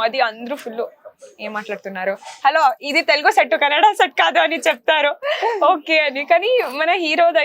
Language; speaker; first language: Telugu; non-native, local second language; Kannada